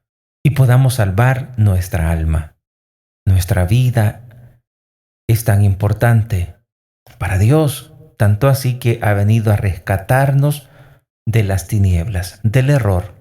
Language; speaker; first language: Spanish; native; Spanish